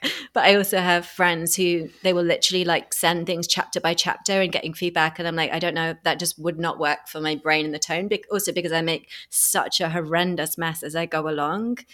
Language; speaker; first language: English; native; English